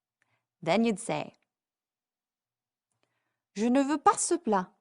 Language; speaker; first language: French; non-native, fluent; English